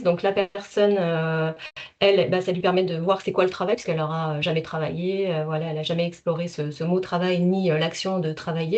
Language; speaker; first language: French; native; French